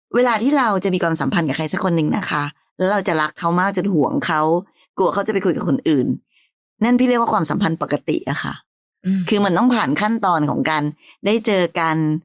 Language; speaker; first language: Thai; native; Thai